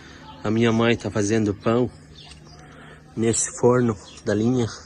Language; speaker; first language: Portuguese; non-native, fluent; Arabic